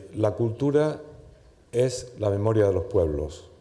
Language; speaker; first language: Spanish; native; Spanish